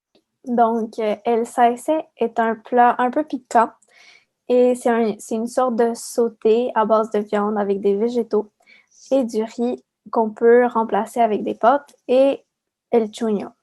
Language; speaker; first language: French; early bilingual, other home language; Spanish